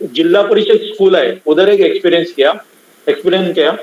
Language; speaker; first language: Hindi; non-native, local second language; Marathi